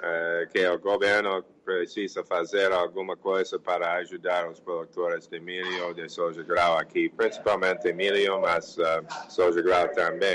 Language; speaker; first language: Portuguese; non-native, fluent; English